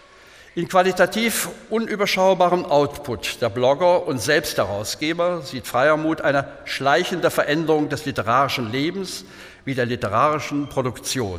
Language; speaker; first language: German; native; German